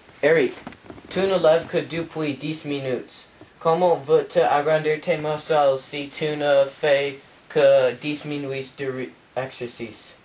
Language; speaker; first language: French; non-native, learner; English